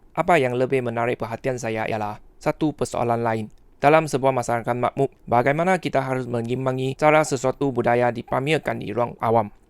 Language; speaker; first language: Malay; non-native, fluent; Chinese